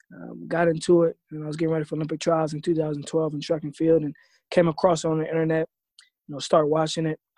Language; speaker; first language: English; native; English